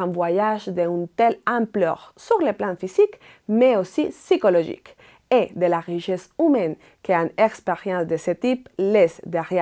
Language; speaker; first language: French; non-native, fluent; Spanish